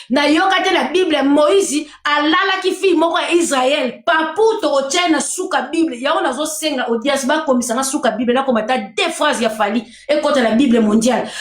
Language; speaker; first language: Lingala; native; Lingala